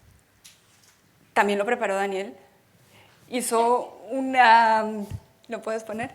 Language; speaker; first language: Spanish; native; Spanish